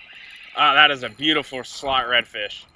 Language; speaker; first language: English; native; English